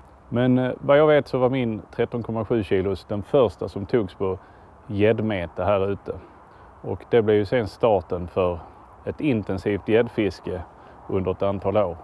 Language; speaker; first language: Swedish; native; Swedish